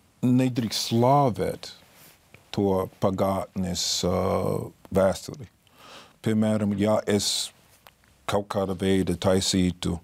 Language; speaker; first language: Latvian; non-native, fluent; English